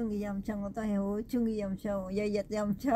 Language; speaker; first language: Cantonese; non-native, learner; Indonesian